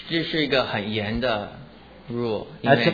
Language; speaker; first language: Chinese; early bilingual, heritage; English